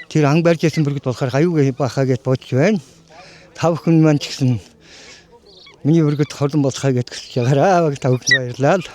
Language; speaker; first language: Mongolian; non-native, local second language; Kazakh